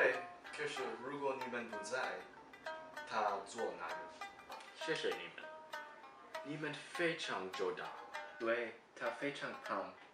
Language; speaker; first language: Chinese; non-native, learner; English